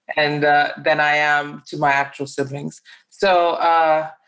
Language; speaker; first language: English; non-native, local second language; Yoruba